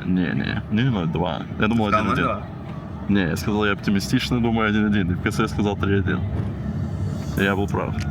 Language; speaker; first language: Russian; non-native, fluent; English